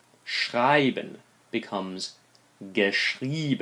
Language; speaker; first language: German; non-native, fluent; English